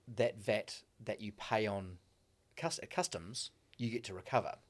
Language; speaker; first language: English; native; English